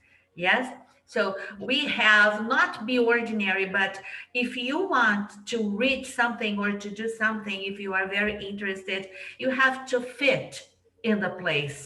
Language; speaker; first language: English; non-native, fluent; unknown